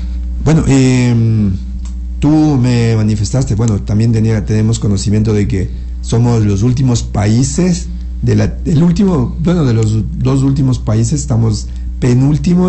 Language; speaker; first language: Spanish; native; Spanish